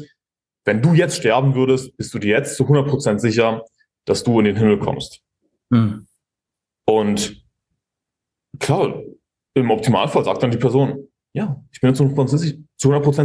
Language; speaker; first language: German; native; German